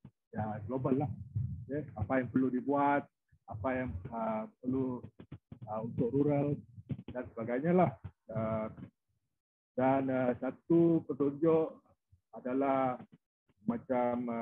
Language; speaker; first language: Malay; non-native, local second language; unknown